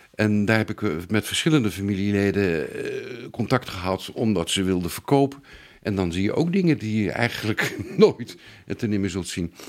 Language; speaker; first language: Dutch; native; Dutch